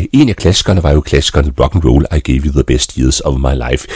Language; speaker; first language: Danish; native; Danish